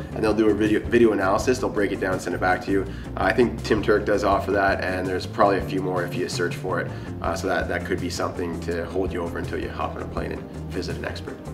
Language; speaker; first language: English; native; English